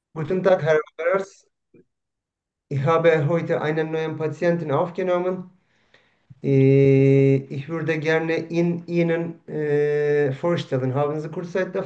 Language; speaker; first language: German; non-native, learner; Turkish